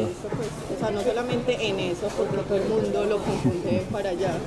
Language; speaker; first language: Spanish; non-native, learner; German